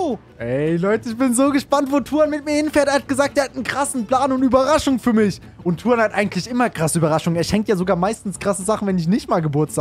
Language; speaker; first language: German; native; German